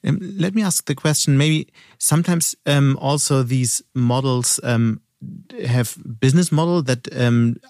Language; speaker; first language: English; non-native, fluent; German